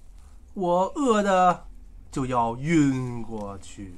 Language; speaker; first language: Chinese; native; Chinese